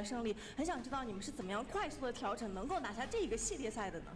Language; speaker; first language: Chinese; native; Chinese